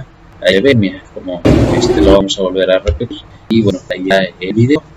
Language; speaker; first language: Spanish; native; Spanish